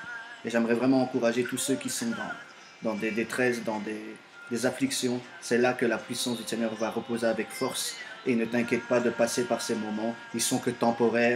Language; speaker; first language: French; native; French